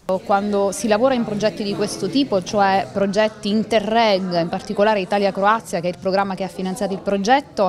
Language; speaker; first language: Italian; native; Italian